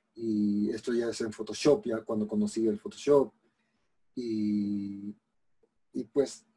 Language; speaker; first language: Spanish; native; Spanish